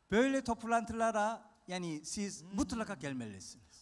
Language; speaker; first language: Turkish; non-native, fluent; Korean